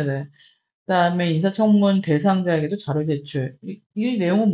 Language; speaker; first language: Korean; native; Korean